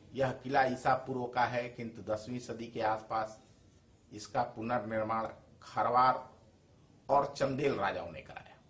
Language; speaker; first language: Hindi; native; Hindi